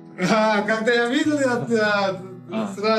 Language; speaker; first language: Russian; non-native, learner; Uzbek